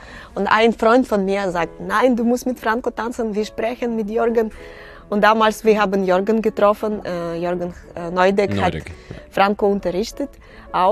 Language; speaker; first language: German; non-native, fluent; Russian